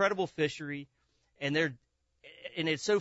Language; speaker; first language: English; native; English